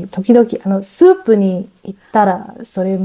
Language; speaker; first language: Japanese; non-native, learner; English